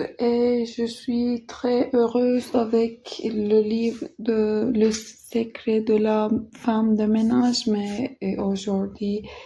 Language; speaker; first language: French; non-native, learner; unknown